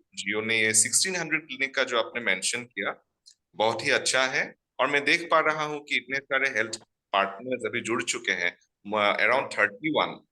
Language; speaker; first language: Hindi; non-native, local second language; Assamese